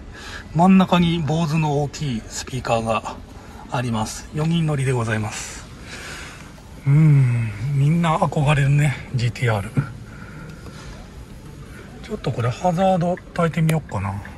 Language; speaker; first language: Japanese; native; Japanese